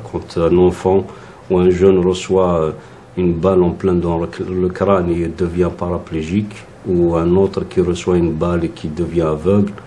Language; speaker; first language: French; non-native, local second language; Kabyle